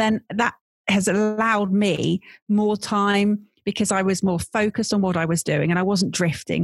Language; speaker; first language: English; native; English